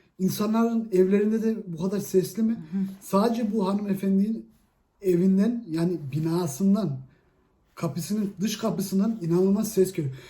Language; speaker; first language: Turkish; early bilingual, heritage; Turkish